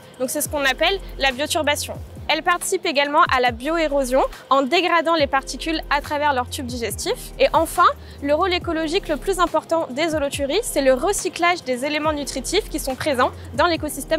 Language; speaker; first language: French; native; French